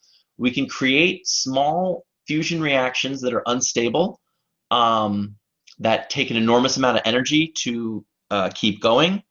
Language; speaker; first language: English; native; English